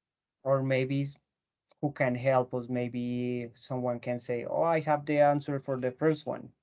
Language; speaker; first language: English; non-native, fluent; Spanish